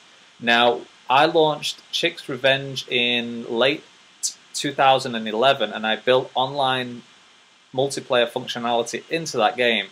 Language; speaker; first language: English; native; English